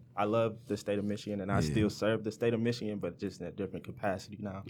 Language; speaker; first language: English; native; English